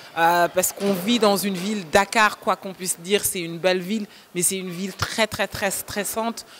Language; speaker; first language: French; non-native, local second language; Wolof